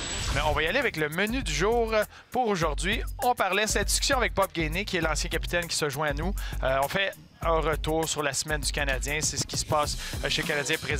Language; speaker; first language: French; native; French